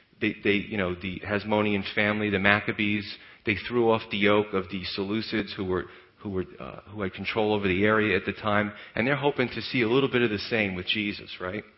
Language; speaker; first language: English; native; English